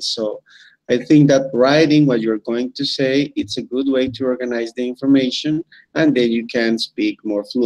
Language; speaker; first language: English; non-native, fluent; Spanish